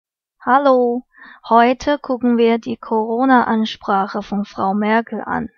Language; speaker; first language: German; non-native, fluent; Chinese